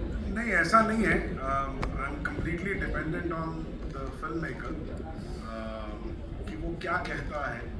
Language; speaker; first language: Hindi; native; Hindi